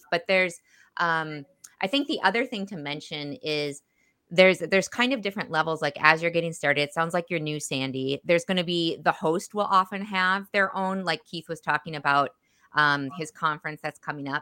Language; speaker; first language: English; native; English